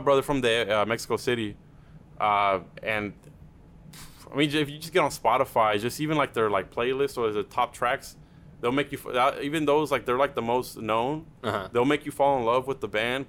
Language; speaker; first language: English; early bilingual, other home language; Spanish